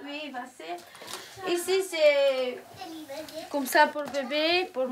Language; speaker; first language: French; non-native, learner; Romanian